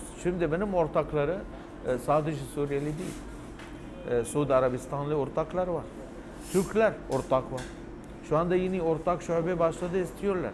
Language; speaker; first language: Turkish; non-native, fluent; Arabic